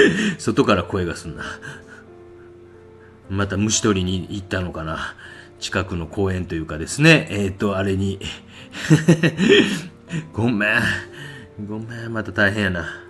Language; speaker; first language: Japanese; native; Japanese